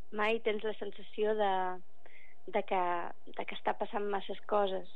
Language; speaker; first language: Catalan; non-native, local second language; English